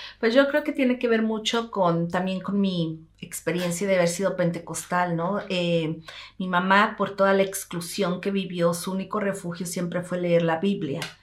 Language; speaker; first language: Spanish; native; Spanish